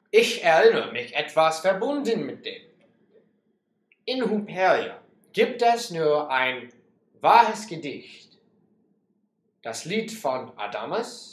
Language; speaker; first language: German; non-native, learner; English